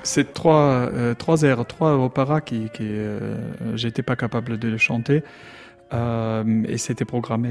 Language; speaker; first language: French; non-native, learner; German